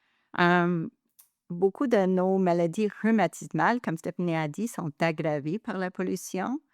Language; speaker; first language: French; non-native, local second language; English